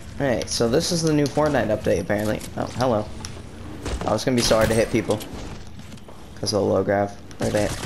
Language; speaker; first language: English; native; English